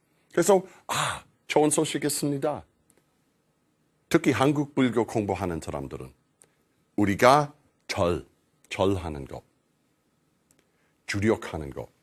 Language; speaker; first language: Korean; non-native, fluent; English